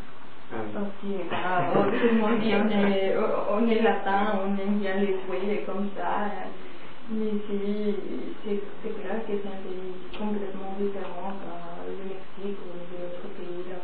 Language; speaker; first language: French; non-native, fluent; Spanish